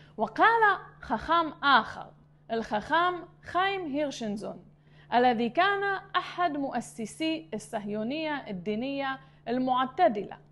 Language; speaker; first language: Arabic; non-native, fluent; Hebrew